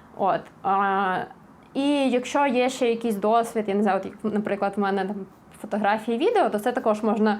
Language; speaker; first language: Ukrainian; native; Ukrainian